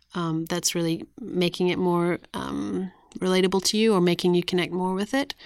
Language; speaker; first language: English; native; English